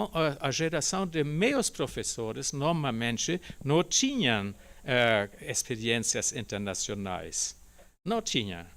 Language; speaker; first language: Portuguese; non-native, fluent; German